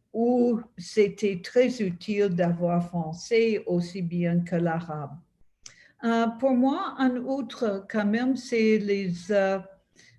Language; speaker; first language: French; non-native, fluent; English